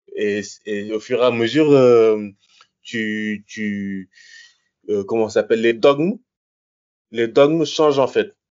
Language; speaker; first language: French; non-native, local second language; Wolof